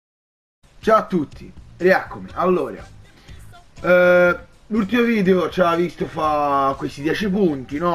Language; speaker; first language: Italian; native; Italian